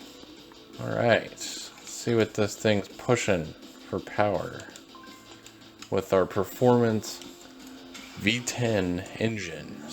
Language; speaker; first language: English; native; English